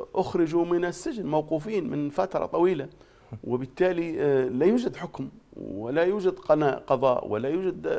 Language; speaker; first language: Arabic; native; Arabic